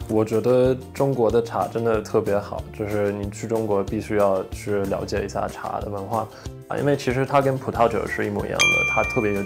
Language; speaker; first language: Chinese; non-native, fluent; English